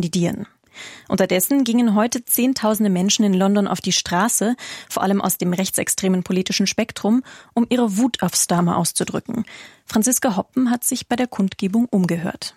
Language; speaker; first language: German; native; German